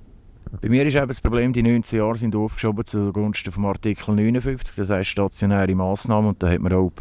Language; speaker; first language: German; native; German